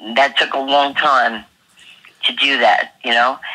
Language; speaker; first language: English; native; English